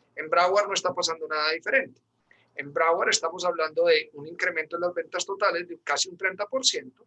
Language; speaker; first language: Spanish; native; Spanish